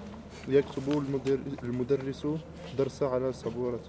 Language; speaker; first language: Arabic; non-native, learner; French